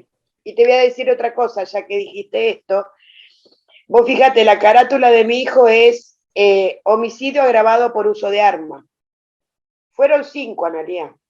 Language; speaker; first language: Spanish; native; Spanish